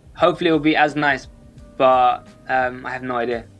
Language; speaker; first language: English; native; English